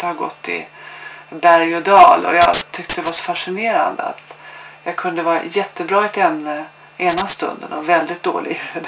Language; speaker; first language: Swedish; native; Swedish